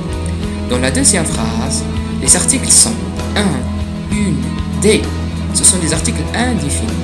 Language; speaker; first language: French; non-native, fluent; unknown